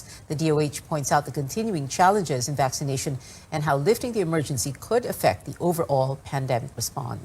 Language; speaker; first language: English; non-native, local second language; Filipino